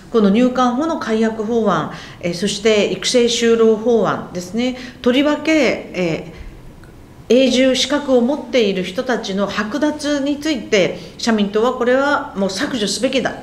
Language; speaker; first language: Japanese; native; Japanese